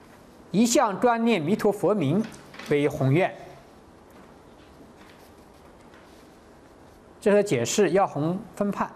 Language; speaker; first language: Chinese; native; Chinese